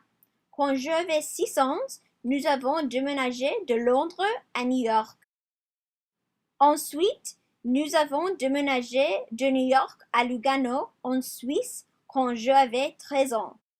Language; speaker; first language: French; non-native, learner; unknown